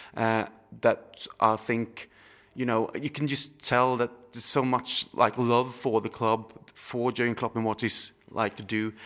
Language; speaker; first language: English; non-native, fluent; Swedish